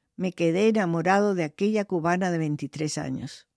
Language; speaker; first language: Spanish; early bilingual, heritage; Spanish